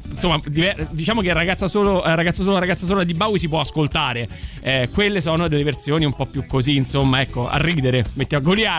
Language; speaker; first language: Italian; native; Italian